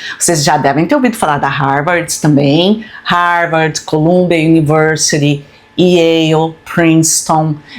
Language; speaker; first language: Portuguese; native; Portuguese